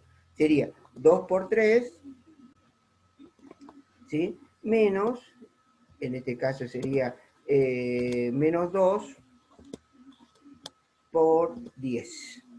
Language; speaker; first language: Spanish; native; Spanish